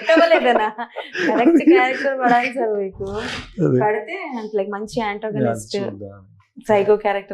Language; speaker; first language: Telugu; native; Telugu